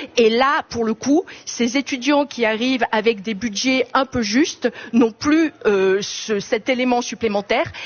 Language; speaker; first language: French; native; French